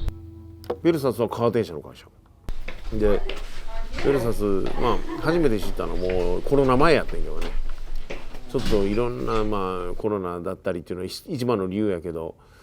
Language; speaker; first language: Japanese; native; Japanese